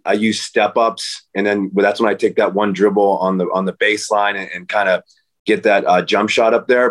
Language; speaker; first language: English; native; English